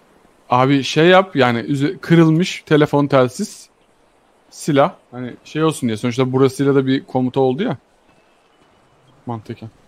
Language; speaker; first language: Turkish; native; Turkish